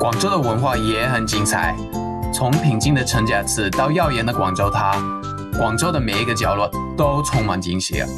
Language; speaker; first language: Chinese; non-native, learner; English